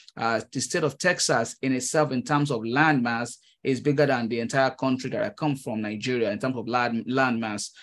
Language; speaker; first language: English; non-native, local second language; Yoruba